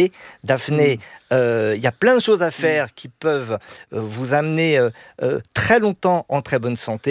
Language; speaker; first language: French; native; French